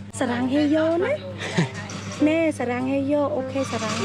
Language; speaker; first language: Korean; non-native, learner; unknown